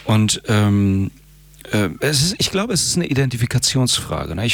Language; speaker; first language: German; early bilingual, other home language; Persian